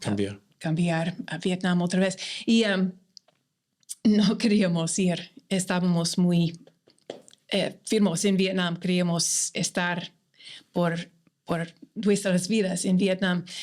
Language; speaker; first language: Spanish; non-native, fluent; English